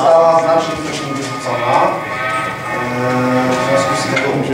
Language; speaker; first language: Polish; native; Polish